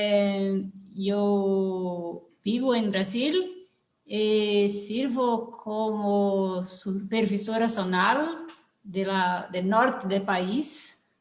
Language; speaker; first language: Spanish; non-native, learner; Portuguese